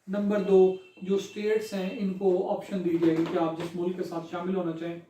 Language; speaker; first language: Urdu; non-native, local second language; Punjabi